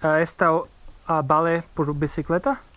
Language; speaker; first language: Spanish; non-native, learner; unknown